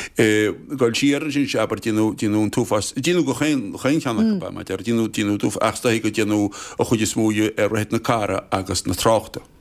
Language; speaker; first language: Irish; native; Irish